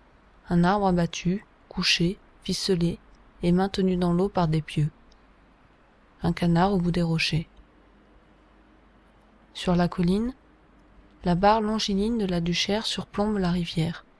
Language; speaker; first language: French; native; French